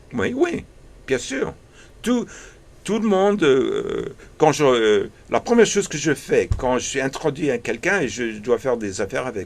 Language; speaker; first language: French; early bilingual, heritage; English